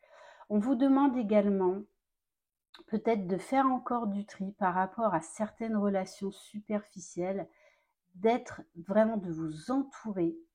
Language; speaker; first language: French; native; French